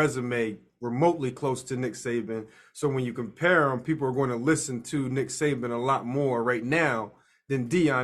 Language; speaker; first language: English; native; English